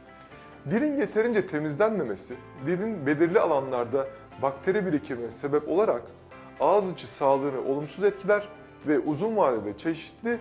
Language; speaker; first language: Turkish; native; Turkish